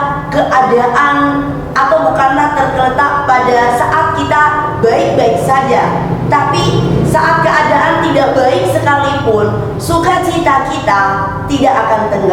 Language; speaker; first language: Indonesian; native; Indonesian